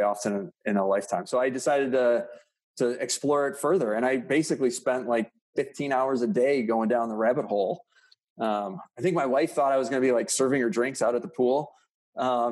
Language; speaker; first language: English; native; English